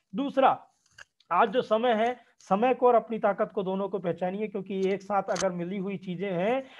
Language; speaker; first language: Hindi; native; Hindi